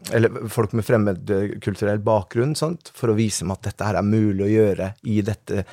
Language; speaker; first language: Norwegian; early bilingual, other home language; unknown